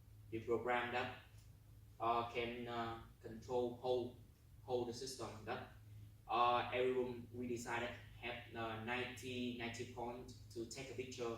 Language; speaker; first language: English; non-native, learner; Vietnamese